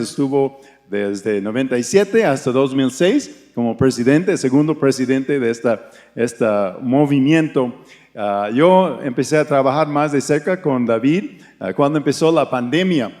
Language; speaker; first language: Spanish; non-native, fluent; English